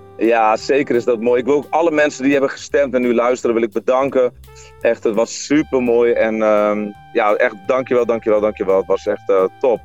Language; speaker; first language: Dutch; native; Dutch